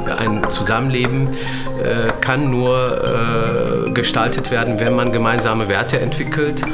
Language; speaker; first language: German; non-native, fluent; Turkish